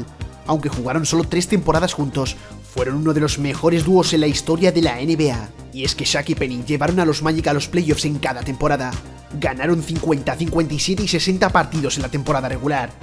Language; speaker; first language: Spanish; native; Spanish